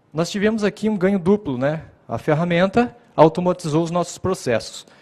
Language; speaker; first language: Portuguese; native; Portuguese